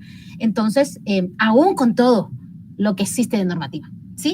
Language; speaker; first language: Spanish; native; Spanish